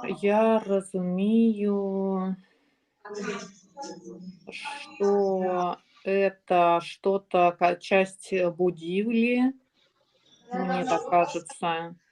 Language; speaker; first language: Ukrainian; non-native, learner; Russian